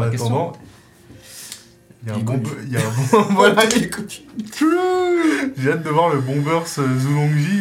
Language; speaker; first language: French; native; French